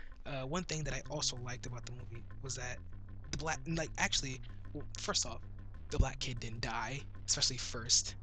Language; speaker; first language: English; native; English